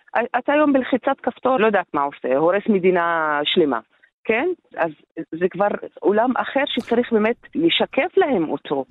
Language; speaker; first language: Hebrew; non-native, local second language; Arabic